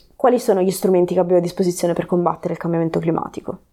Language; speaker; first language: Italian; native; Italian